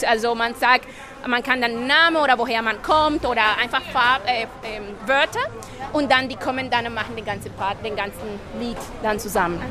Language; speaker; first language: German; non-native, fluent; Spanish